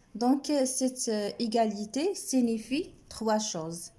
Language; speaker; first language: French; non-native, local second language; Arabic